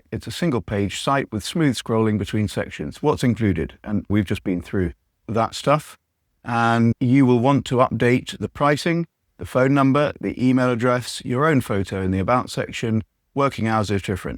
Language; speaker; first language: English; native; English